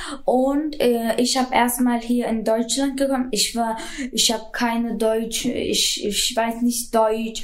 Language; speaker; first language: German; non-native, learner; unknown